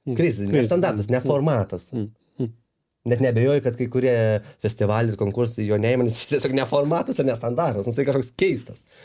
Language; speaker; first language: Lithuanian; native; Lithuanian